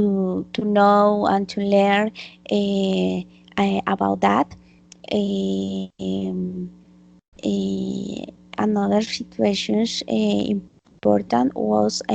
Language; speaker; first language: English; non-native, learner; Spanish